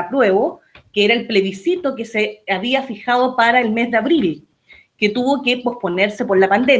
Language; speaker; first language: Spanish; native; Spanish